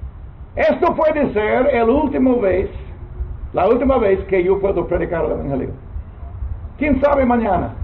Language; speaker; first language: Spanish; non-native, learner; English